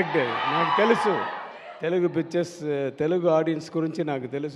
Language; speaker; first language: Telugu; non-native, learner; Tamil